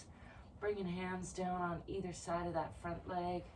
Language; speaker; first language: English; native; English